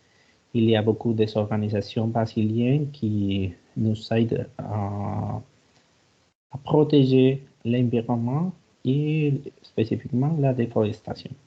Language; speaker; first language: French; non-native, learner; Spanish